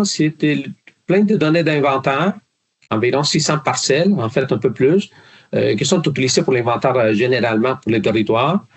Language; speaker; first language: French; non-native, fluent; Spanish